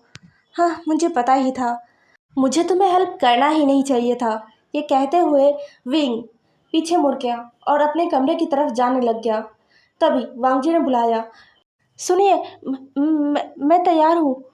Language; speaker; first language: Hindi; non-native, local second language; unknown